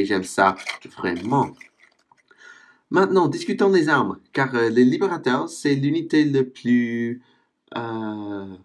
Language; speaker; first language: French; non-native, fluent; English